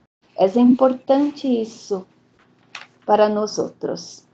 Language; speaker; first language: Spanish; non-native, fluent; Portuguese